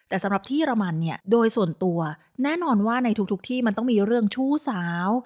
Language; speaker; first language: Thai; native; Thai